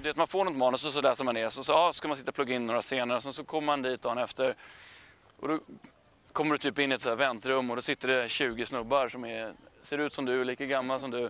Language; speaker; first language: Swedish; native; Swedish